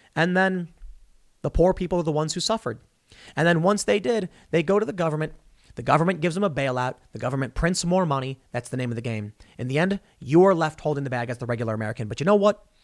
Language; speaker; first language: English; native; English